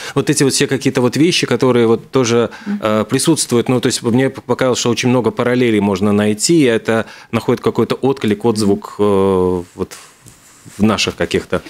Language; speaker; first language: Russian; native; Russian